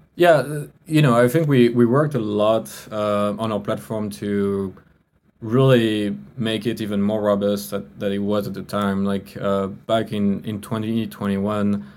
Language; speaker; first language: English; non-native, fluent; French